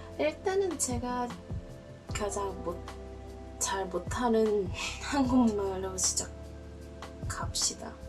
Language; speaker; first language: Korean; non-native, learner; Cantonese